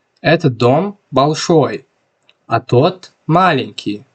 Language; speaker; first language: Russian; non-native, local second language; Tajik